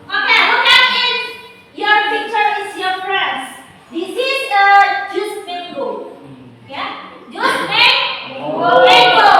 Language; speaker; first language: English; non-native, learner; Indonesian